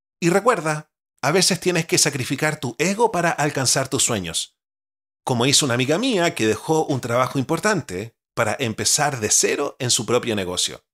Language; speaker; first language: Spanish; native; Spanish